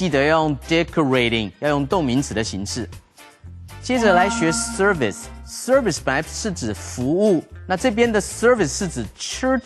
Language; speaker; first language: Chinese; native; Chinese